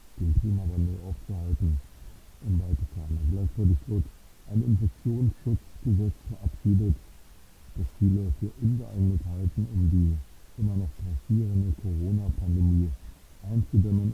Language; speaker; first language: German; native; German